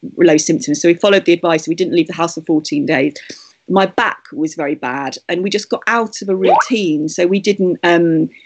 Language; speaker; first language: English; native; English